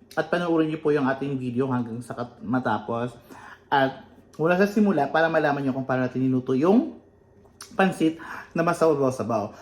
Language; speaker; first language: Filipino; non-native, local second language; Cebuano